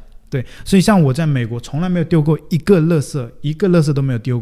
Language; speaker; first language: Chinese; native; Chinese